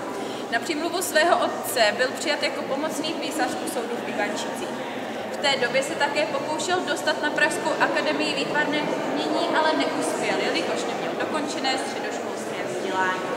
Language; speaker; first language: Czech; native; Czech